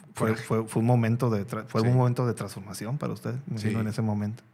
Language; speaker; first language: Spanish; native; Spanish